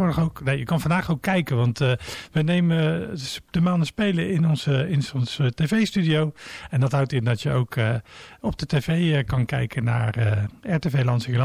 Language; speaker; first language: Dutch; native; Dutch